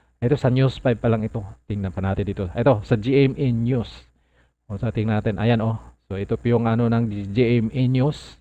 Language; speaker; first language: Filipino; non-native, local second language; Cebuano